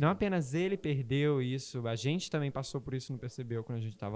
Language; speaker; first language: Portuguese; native; Portuguese